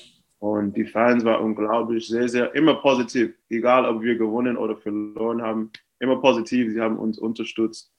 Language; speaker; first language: German; non-native, fluent; English